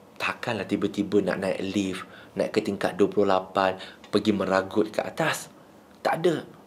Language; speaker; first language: Malay; non-native, local second language; Chinese